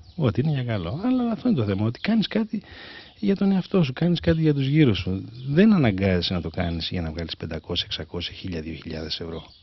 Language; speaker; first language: Greek; native; Greek